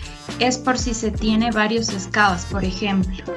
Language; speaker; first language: Spanish; native; Spanish